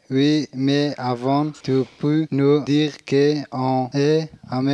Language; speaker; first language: French; non-native, learner; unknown